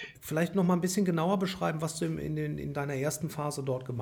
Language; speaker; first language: German; native; German